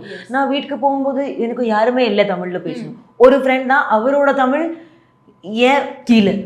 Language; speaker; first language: Tamil; non-native, learner; Hindi